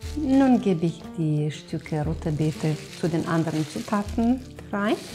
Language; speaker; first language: German; non-native, fluent; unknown